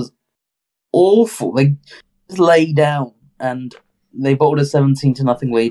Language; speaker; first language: English; native; English